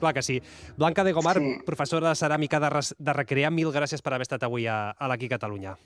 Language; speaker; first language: Catalan; native; Catalan